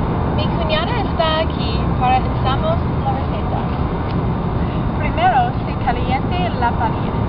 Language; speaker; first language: Spanish; non-native, learner; English